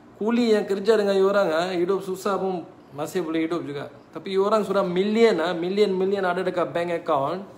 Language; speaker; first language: Malay; non-native, local second language; Tamil